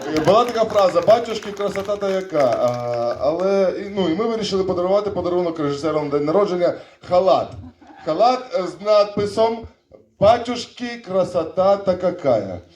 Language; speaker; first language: Ukrainian; non-native, local second language; Russian